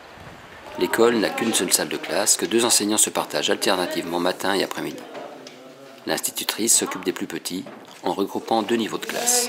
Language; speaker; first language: French; native; French